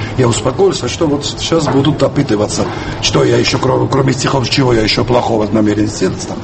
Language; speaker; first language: Russian; non-native, local second language; Georgian